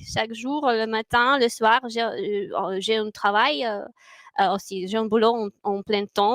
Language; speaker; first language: French; non-native, fluent; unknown